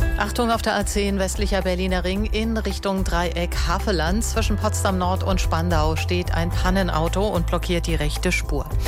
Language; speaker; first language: German; native; German